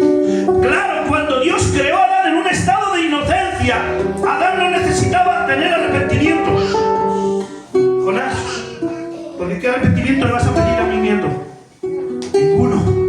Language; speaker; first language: Spanish; native; Spanish